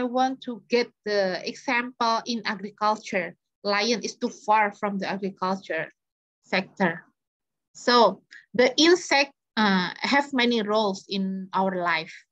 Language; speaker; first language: English; non-native, fluent; Indonesian